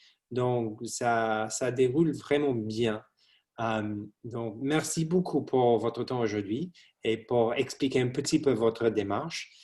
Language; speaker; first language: French; non-native, learner; English